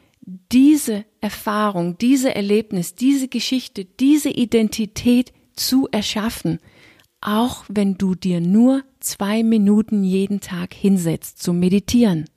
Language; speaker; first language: German; non-native, fluent; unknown